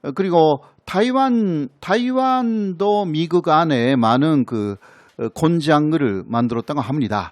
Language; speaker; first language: Korean; non-native, fluent; Japanese